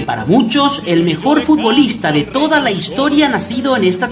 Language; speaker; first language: Spanish; native; Spanish